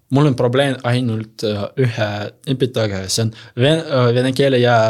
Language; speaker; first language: Estonian; non-native, learner; Russian